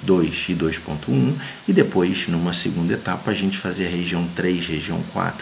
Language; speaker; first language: Portuguese; native; Portuguese